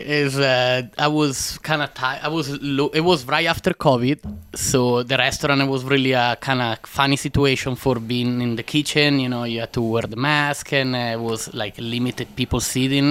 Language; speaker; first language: English; non-native, learner; Italian